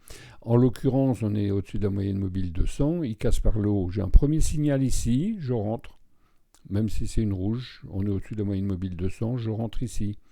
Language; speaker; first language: French; native; French